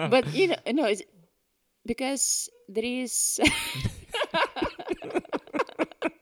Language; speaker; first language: English; non-native, fluent; Ukrainian